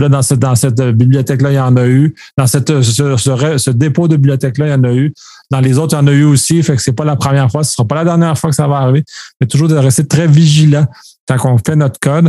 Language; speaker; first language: French; native; French